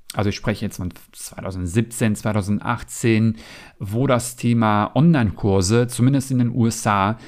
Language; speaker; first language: German; non-native, fluent; Macedonian